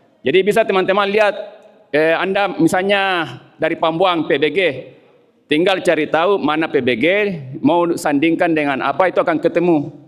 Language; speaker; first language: Indonesian; non-native, local second language; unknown